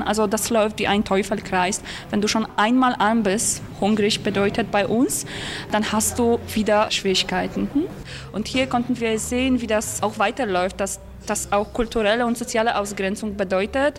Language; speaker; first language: German; non-native, fluent; Polish